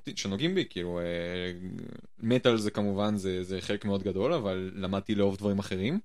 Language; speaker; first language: Hebrew; native; Hebrew